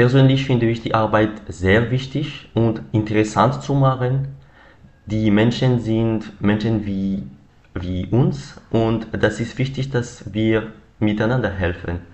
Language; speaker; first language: German; non-native, learner; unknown